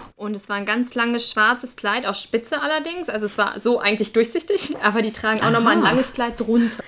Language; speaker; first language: German; early bilingual, other home language; Russian